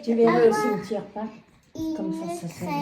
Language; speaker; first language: French; native; French